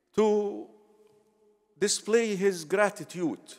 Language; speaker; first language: English; non-native, fluent; Arabic